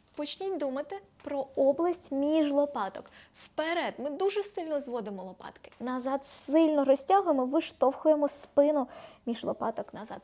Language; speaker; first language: Ukrainian; non-native, local second language; Russian